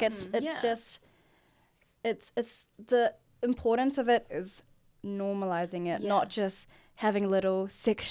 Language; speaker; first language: English; native; English